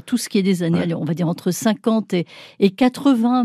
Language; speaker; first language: French; native; French